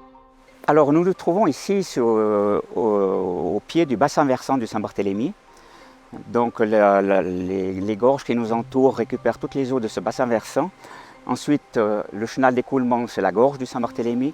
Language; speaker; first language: French; native; French